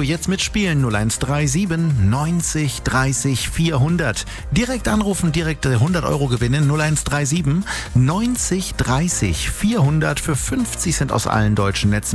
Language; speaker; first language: German; native; German